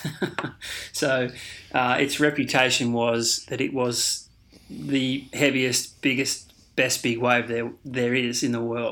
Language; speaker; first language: English; native; English